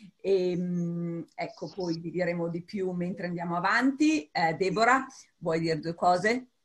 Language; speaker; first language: Italian; early bilingual, heritage; English